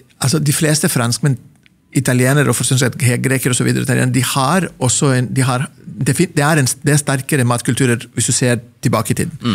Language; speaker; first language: Norwegian; non-native, fluent; Greek